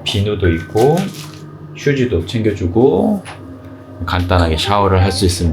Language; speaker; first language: Korean; native; Korean